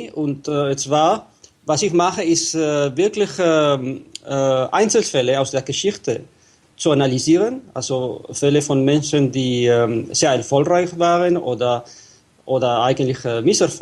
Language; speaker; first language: German; non-native, fluent; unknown